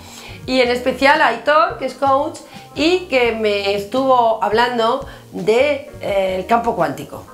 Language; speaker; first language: Spanish; native; Spanish